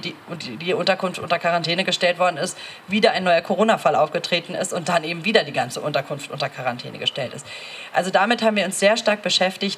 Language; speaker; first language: German; native; German